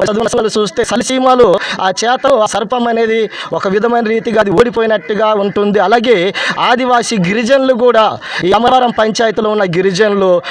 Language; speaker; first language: Telugu; non-native, local second language; Koya